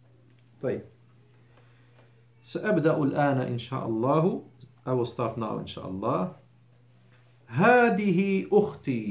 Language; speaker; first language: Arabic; non-native, fluent; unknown